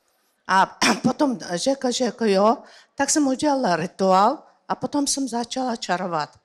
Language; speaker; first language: Czech; non-native, learner; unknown